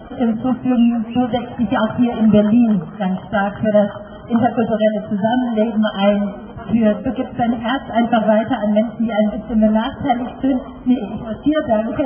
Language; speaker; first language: German; native; German